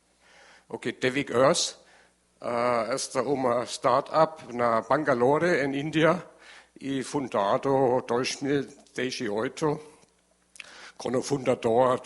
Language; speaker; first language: Portuguese; non-native, learner; German